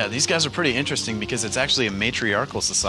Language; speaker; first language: English; native; English